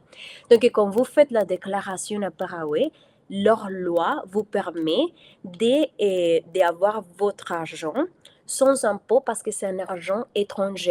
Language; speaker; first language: French; non-native, fluent; Spanish